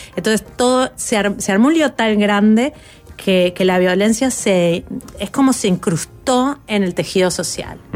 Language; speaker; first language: Spanish; native; Spanish